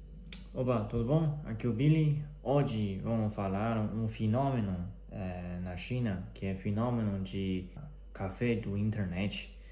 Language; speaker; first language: Portuguese; non-native, fluent; Chinese